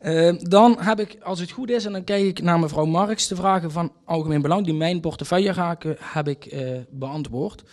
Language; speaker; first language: Dutch; native; Dutch